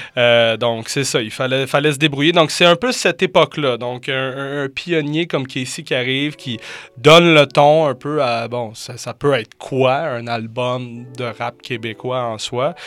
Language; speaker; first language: French; native; French